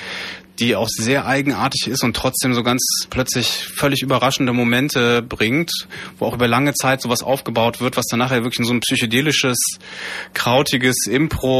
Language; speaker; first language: German; native; German